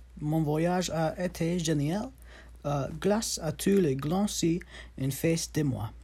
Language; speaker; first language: French; non-native, learner; English